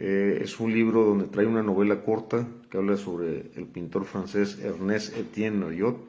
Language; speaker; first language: Spanish; native; Spanish